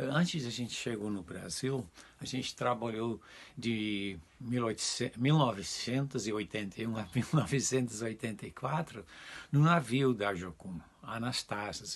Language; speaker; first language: Portuguese; non-native, fluent; Dutch